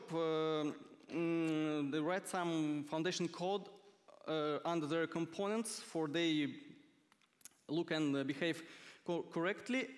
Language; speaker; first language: English; non-native, fluent; Russian